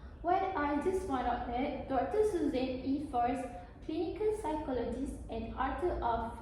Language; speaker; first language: English; non-native, learner; Malay